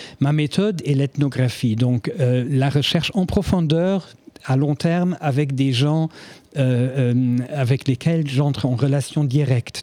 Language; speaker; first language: French; non-native, fluent; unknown